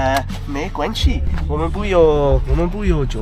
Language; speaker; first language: Chinese; non-native, learner; English